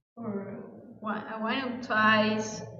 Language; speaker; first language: English; non-native, learner; Spanish